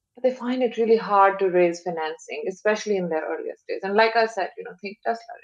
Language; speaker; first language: English; non-native, local second language; Hindi